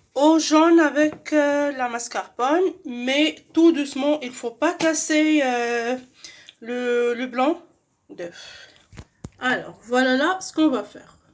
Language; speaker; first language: French; non-native, local second language; Arabic